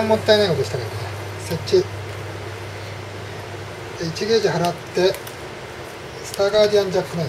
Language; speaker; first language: Japanese; native; Japanese